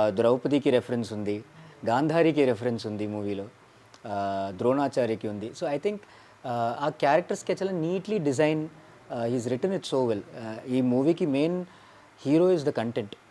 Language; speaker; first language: Telugu; non-native, local second language; Malayalam